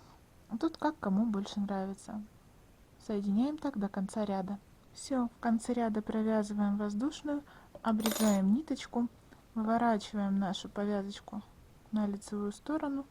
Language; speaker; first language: Russian; native; Russian